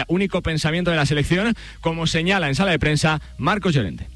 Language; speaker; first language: Spanish; native; Spanish